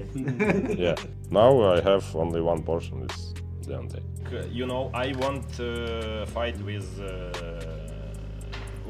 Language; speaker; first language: English; non-native, learner; Ukrainian